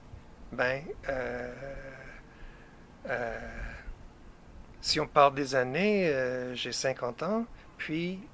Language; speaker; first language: French; non-native, fluent; English